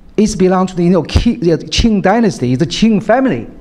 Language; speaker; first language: English; non-native, fluent; Chinese